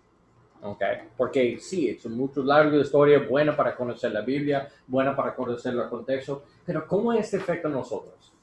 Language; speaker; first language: Spanish; non-native, learner; English